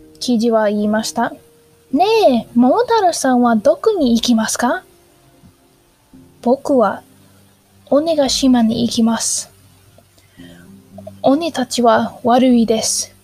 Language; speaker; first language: Japanese; non-native, learner; English